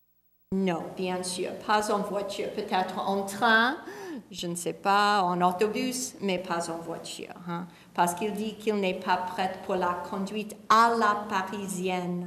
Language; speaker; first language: French; non-native, fluent; English